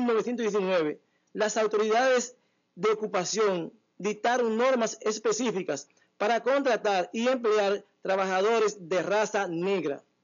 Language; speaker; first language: Spanish; native; Spanish